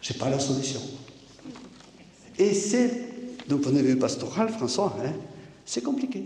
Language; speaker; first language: French; native; French